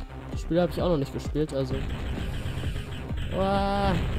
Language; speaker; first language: German; native; German